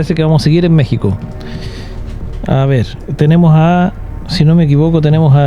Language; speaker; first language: Spanish; native; Spanish